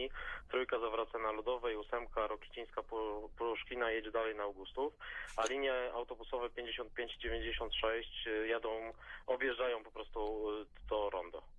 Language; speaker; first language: Polish; native; Polish